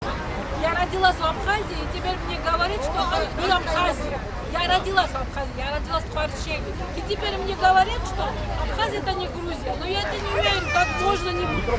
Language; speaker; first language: Russian; non-native, local second language; Georgian